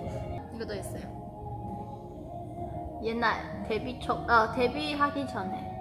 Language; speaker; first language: Korean; non-native, learner; Chinese